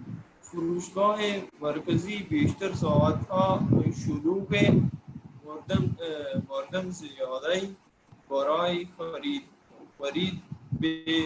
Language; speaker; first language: Persian; non-native, learner; Urdu